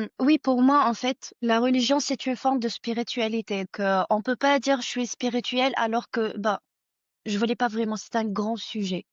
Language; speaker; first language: French; non-native, local second language; Arabic